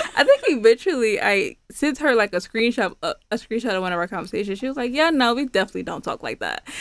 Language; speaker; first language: English; native; English